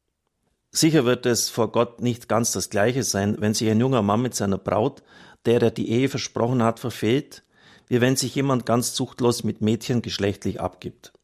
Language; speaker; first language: German; native; German